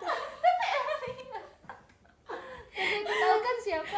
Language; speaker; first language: Indonesian; early bilingual, heritage; Indonesian